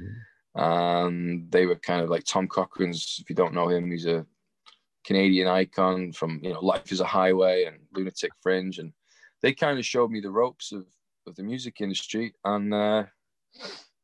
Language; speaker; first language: English; native; English